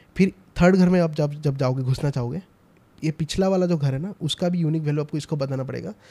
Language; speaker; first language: Hindi; non-native, local second language; Assamese